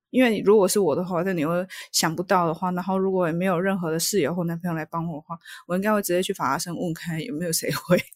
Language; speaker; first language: Chinese; native; Chinese